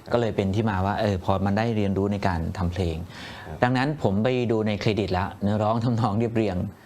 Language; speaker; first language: Thai; native; Thai